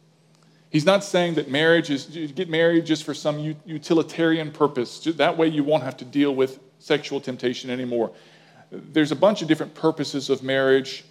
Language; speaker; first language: English; native; English